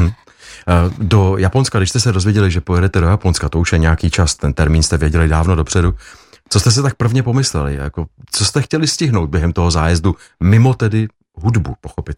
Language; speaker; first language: Czech; native; Czech